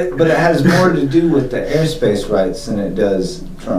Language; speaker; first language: English; native; English